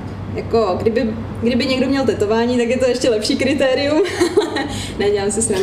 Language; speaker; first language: Czech; native; Czech